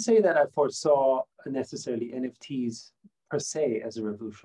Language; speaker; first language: English; non-native, fluent; German